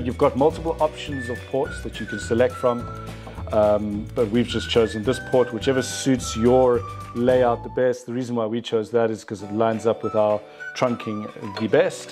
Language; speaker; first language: English; native; English